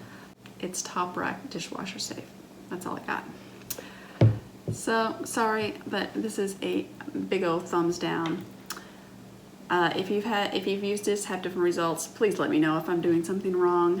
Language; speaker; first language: English; native; English